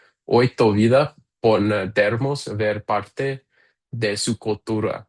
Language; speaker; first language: Spanish; non-native, learner; English